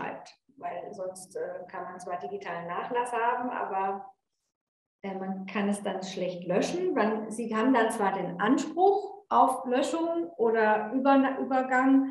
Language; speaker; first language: German; native; German